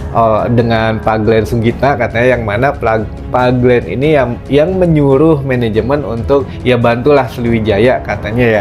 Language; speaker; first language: Indonesian; native; Indonesian